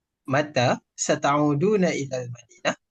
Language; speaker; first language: Arabic; non-native, learner; Malay